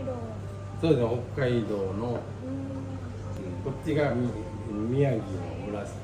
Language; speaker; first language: Japanese; non-native, fluent; Thai